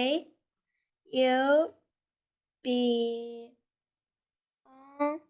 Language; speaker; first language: English; non-native, learner; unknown